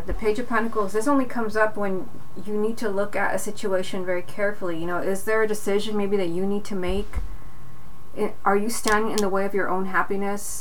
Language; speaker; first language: English; native; English